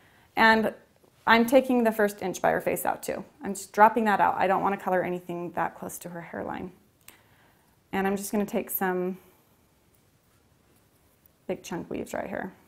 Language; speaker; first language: English; native; English